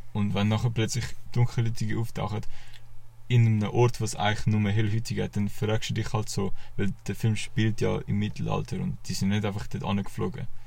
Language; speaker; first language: German; native; German